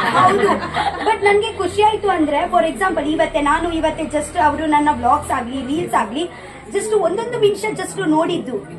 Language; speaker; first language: Kannada; non-native, local second language; Tulu